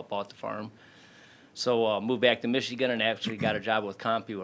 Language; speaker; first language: English; native; English